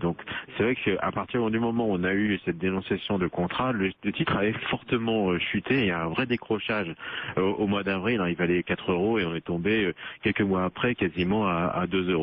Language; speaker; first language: French; native; French